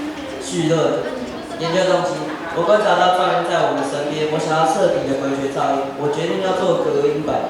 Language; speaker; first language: Chinese; native; Chinese